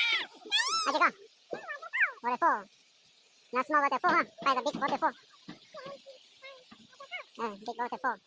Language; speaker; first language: English; non-native, learner; Vietnamese